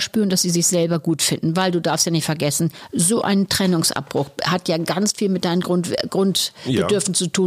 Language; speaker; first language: German; native; German